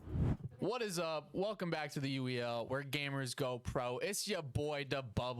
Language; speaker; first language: English; native; English